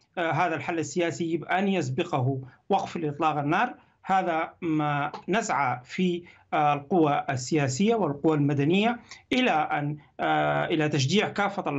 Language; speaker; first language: Arabic; native; Arabic